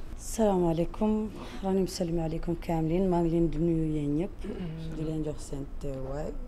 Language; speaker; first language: Wolof; non-native, local second language; Arabic